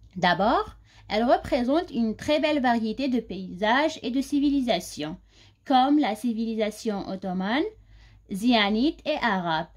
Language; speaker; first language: French; non-native, local second language; Arabic